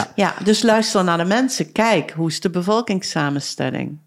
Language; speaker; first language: Dutch; native; Dutch